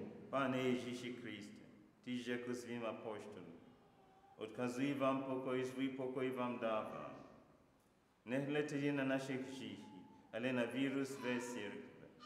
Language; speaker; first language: Czech; non-native, learner; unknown